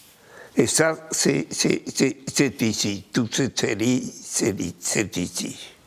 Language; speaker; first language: French; non-native, fluent; Spanish